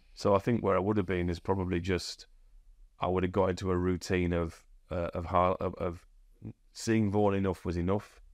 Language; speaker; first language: English; native; English